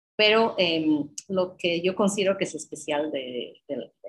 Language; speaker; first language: Spanish; non-native, fluent; English